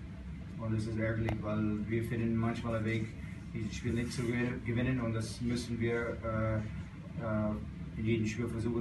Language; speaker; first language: German; non-native, fluent; English